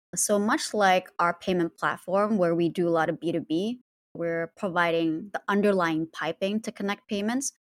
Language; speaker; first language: English; non-native, fluent; Indonesian